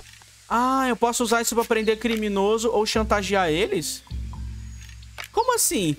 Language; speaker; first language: Portuguese; native; Portuguese